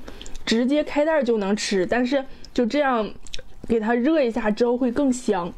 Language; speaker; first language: Chinese; native; Chinese